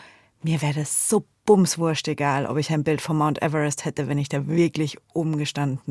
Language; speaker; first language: German; native; German